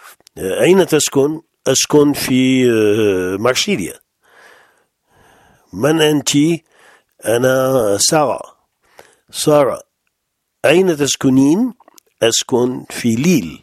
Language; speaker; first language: Arabic; non-native, fluent; French